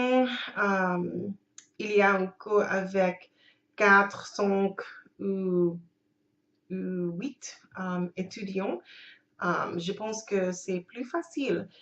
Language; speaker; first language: French; non-native, learner; English